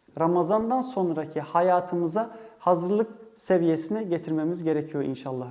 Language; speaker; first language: Turkish; early bilingual, heritage; Turkish